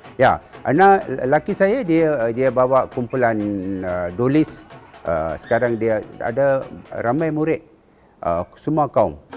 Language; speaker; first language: Malay; non-native, local second language; Punjabi